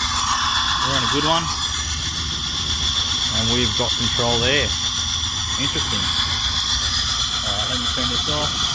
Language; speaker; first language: English; native; English